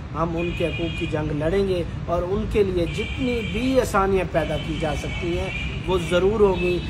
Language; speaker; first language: Urdu; native; Urdu